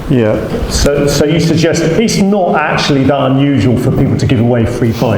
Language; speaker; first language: English; native; English